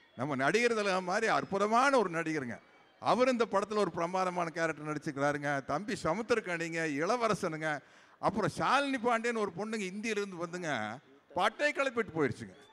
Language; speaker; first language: Tamil; native; Tamil